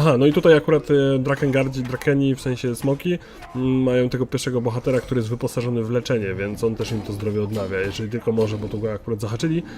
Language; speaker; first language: Polish; native; Polish